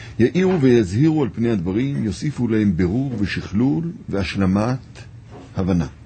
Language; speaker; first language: Hebrew; native; Hebrew